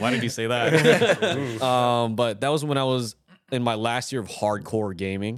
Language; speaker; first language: English; native; English